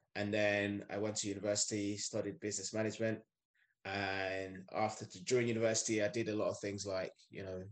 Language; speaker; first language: English; non-native, local second language; Yoruba